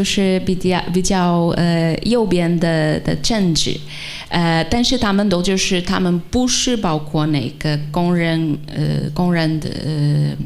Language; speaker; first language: Chinese; non-native, fluent; Portuguese